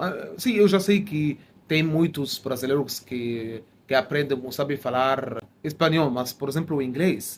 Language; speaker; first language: Portuguese; non-native, fluent; Arabic